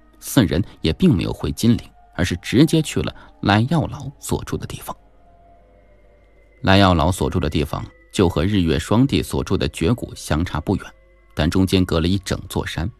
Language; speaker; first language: Chinese; native; Chinese